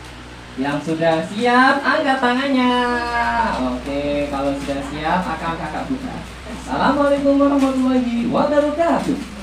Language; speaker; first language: Indonesian; native; Indonesian